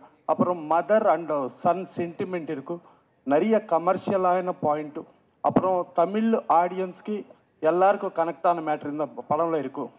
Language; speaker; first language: Tamil; non-native, local second language; Telugu